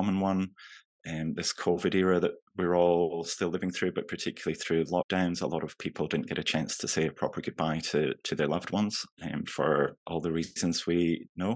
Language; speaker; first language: English; native; English